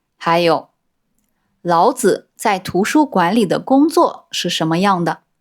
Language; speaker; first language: Chinese; native; Chinese